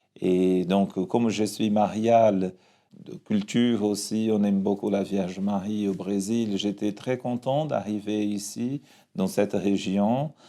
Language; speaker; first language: French; non-native, fluent; Portuguese